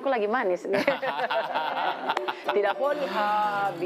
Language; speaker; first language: Indonesian; native; Indonesian